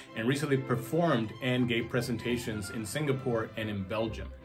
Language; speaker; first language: English; non-native, fluent; Spanish